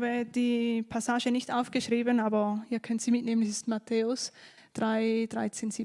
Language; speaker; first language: German; native; German